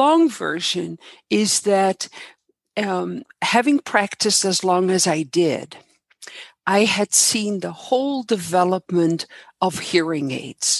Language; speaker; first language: English; non-native, fluent; Dutch